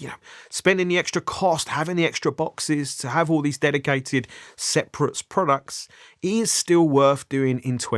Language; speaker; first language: English; native; English